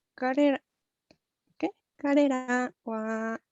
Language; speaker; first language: Japanese; non-native, learner; Spanish